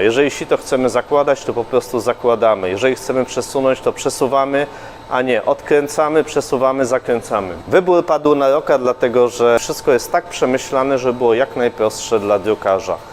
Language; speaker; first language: Polish; native; Polish